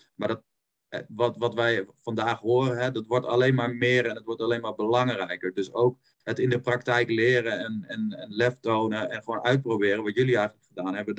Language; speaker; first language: Dutch; native; Dutch